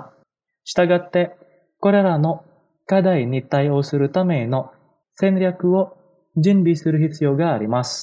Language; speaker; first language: Japanese; non-native, fluent; Indonesian